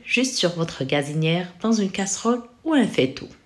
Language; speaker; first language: French; non-native, local second language; Arabic